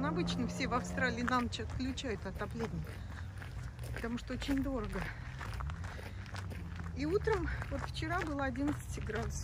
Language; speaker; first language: Russian; native; Russian